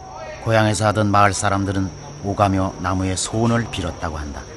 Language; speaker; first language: Korean; native; Korean